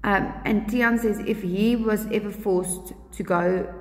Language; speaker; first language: English; non-native, local second language; Afrikaans